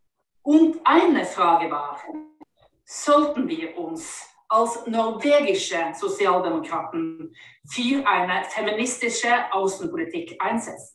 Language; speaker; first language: German; non-native, fluent; Norwegian